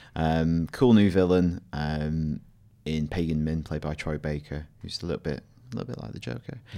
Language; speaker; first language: English; native; English